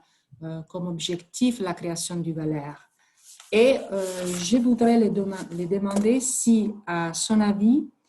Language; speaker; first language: French; non-native, fluent; Italian